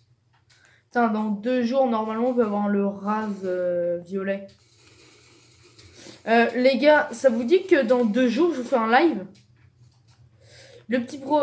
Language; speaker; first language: French; native; French